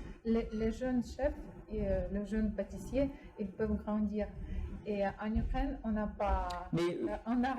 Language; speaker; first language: French; non-native, fluent; Russian